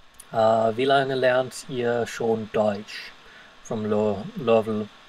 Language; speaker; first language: German; non-native, fluent; English